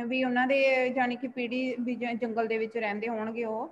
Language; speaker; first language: Hindi; non-native, local second language; Punjabi